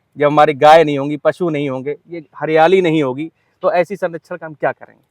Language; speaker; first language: Hindi; native; Hindi